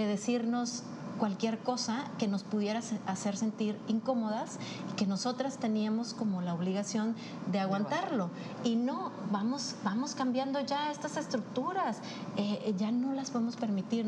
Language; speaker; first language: Spanish; native; Spanish